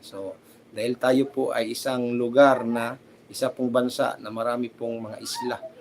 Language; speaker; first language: Filipino; native; Filipino